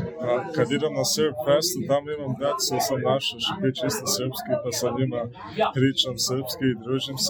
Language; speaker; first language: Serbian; early bilingual, heritage; Serbian